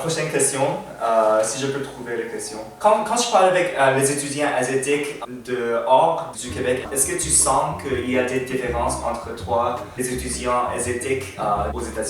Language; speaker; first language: French; non-native, learner; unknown